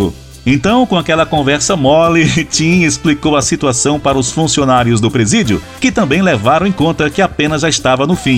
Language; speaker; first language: Portuguese; native; Portuguese